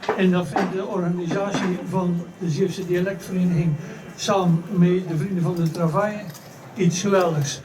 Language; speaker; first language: Dutch; native; Dutch